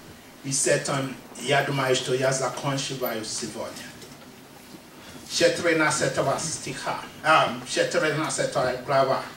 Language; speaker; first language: Russian; non-native, fluent; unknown